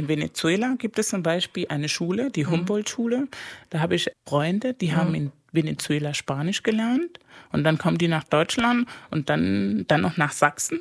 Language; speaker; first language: German; non-native, fluent; Spanish